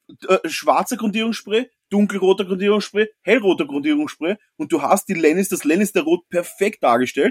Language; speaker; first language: German; native; German